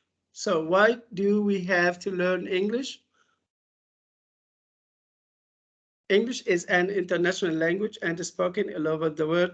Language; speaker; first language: English; non-native, fluent; Arabic